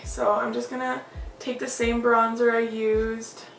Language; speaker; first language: English; native; English